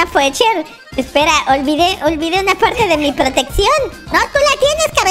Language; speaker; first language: Spanish; native; Spanish